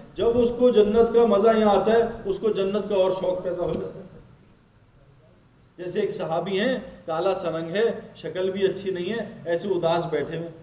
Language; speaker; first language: Urdu; native; Urdu